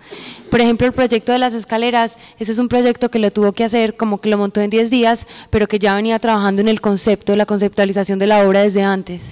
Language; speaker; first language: Spanish; native; Spanish